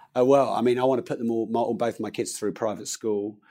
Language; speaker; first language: English; native; English